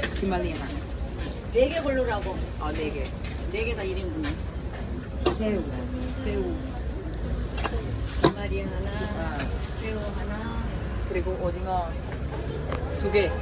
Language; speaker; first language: Korean; non-native, learner; Thai